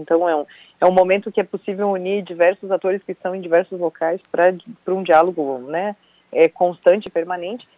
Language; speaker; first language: Portuguese; native; Portuguese